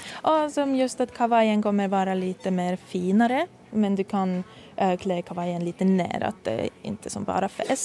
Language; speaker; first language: Swedish; non-native, fluent; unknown